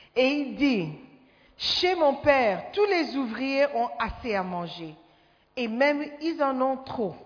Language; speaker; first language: French; non-native, fluent; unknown